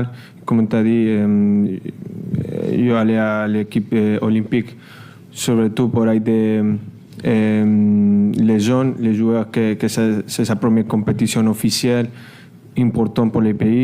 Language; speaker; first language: French; non-native, learner; Spanish